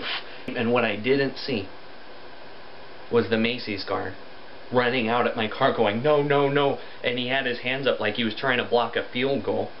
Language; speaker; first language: English; native; English